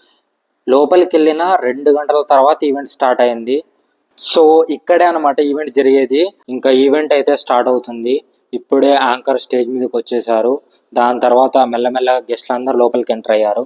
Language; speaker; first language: Telugu; native; Telugu